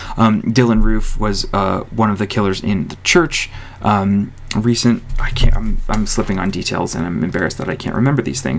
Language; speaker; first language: English; native; English